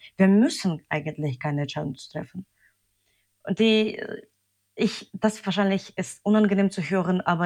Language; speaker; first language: German; non-native, fluent; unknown